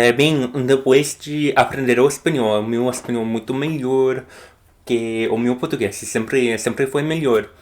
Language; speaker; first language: Portuguese; non-native, fluent; English